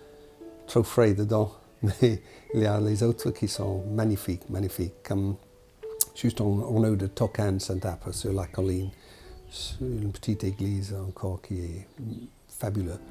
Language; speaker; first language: French; non-native, fluent; English